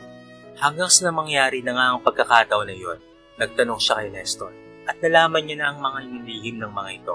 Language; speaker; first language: Filipino; native; Filipino